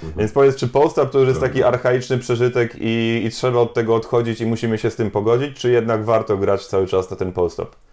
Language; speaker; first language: Polish; native; Polish